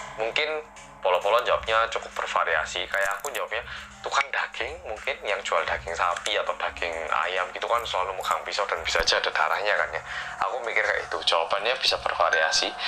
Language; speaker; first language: Indonesian; non-native, fluent; Korean